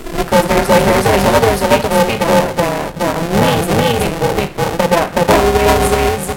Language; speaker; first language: English; non-native, fluent; Hebrew